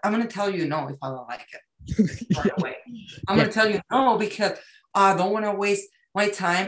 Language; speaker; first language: English; non-native, fluent; Spanish